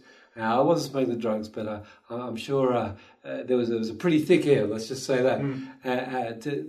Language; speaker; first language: English; native; English